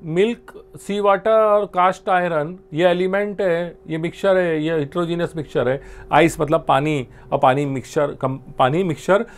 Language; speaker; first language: Hindi; non-native, local second language; Gujarati